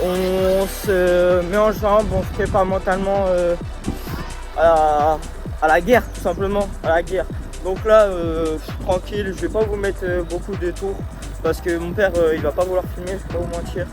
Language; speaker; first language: French; native; French